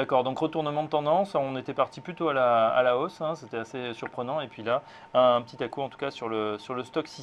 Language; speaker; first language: French; native; French